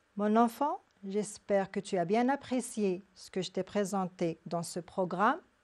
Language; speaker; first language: French; non-native, local second language; Arabic